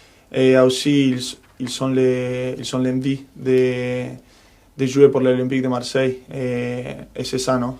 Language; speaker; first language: French; non-native, fluent; Spanish